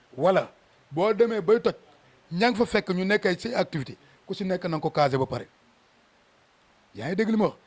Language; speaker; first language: Wolof; native; Wolof